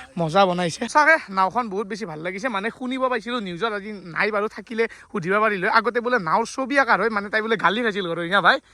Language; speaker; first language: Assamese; native; Assamese